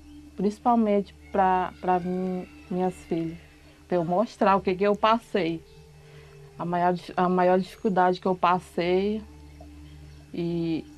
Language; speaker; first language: Portuguese; non-native, local second language; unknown